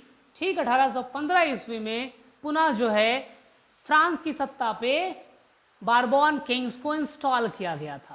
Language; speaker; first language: Hindi; native; Hindi